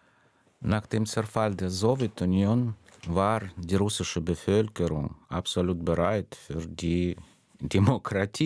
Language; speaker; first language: German; non-native, fluent; Russian